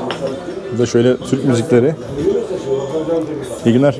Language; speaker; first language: Turkish; native; Turkish